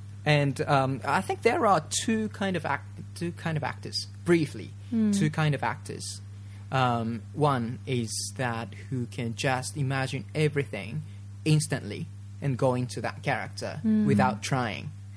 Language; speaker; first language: English; non-native, fluent; Japanese